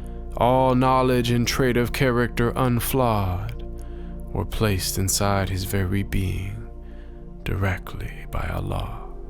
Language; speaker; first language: English; native; English